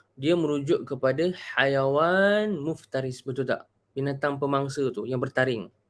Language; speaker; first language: Malay; native; Malay